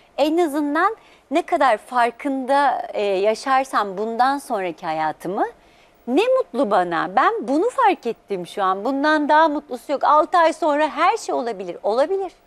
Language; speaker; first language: Turkish; native; Turkish